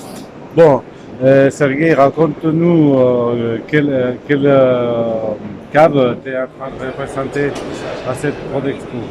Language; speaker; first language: French; non-native, fluent; Spanish